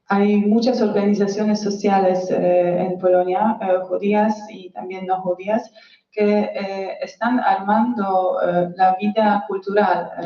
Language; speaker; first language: Spanish; non-native, fluent; Polish